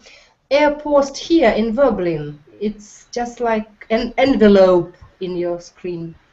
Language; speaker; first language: English; non-native, learner; Russian